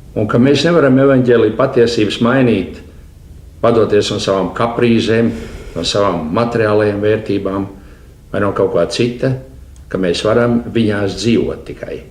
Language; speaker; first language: Latvian; native; Latvian